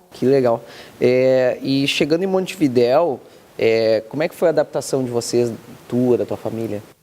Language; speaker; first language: Portuguese; native; Portuguese